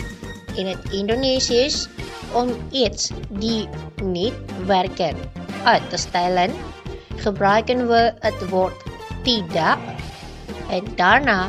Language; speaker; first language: Dutch; non-native, fluent; Indonesian